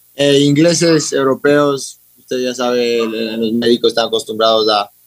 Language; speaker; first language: Spanish; native; Spanish